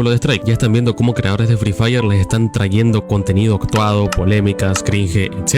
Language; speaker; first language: Spanish; native; Spanish